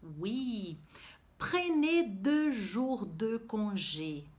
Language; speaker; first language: French; non-native, fluent; Portuguese